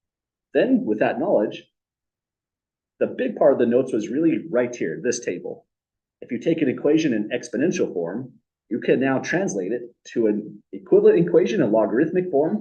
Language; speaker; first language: English; native; English